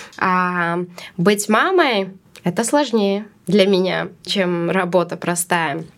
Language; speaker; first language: Russian; non-native, local second language; Latvian